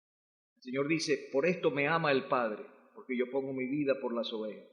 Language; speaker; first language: Spanish; native; Spanish